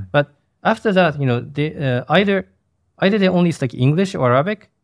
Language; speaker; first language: English; non-native, fluent; Japanese